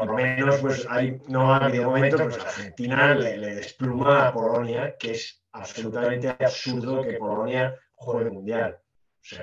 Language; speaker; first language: Spanish; native; Spanish